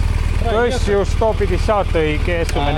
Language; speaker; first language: Russian; non-native, fluent; Estonian